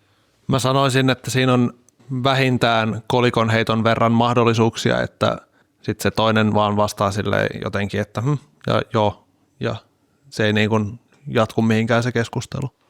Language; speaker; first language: Finnish; native; Finnish